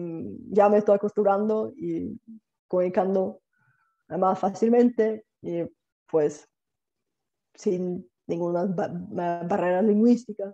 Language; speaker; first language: Spanish; non-native, fluent; Bulgarian